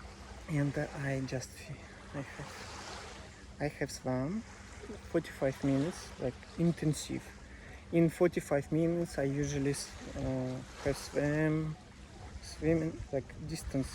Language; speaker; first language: English; non-native, learner; Russian